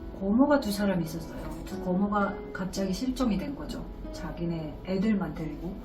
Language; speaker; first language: Korean; native; Korean